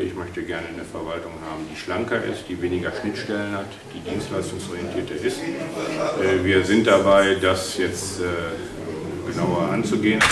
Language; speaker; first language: German; native; German